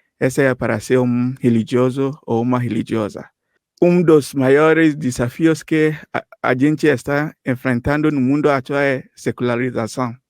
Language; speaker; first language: Portuguese; non-native, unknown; Akan